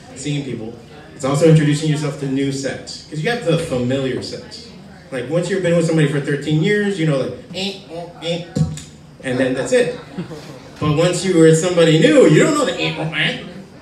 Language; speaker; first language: English; native; English